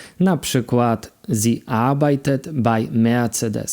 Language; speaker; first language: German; non-native, fluent; Polish